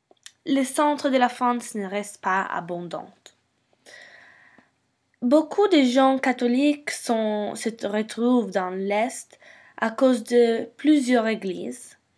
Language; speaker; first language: French; non-native, learner; English